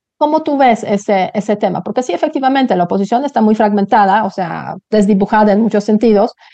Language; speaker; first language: Spanish; non-native, fluent; Polish